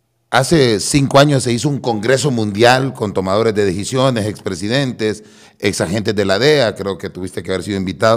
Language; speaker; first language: Spanish; native; Spanish